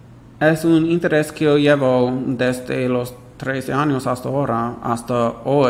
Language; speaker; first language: Spanish; non-native, fluent; English